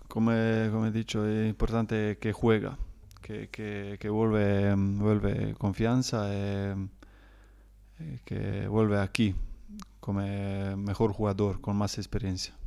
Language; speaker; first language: Spanish; non-native, learner; Croatian